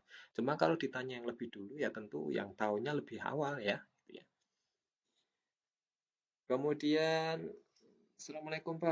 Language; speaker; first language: Indonesian; native; Indonesian